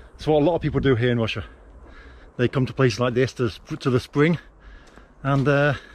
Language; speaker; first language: English; native; English